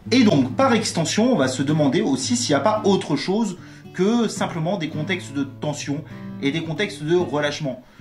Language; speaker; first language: French; native; French